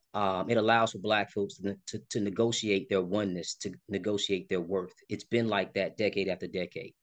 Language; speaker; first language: English; native; English